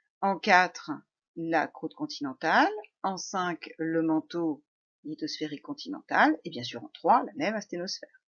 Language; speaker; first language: French; native; French